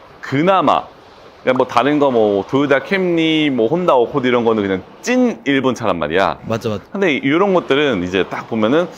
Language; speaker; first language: Korean; native; Korean